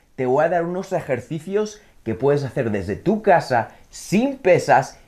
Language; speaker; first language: Spanish; early bilingual, heritage; Spanish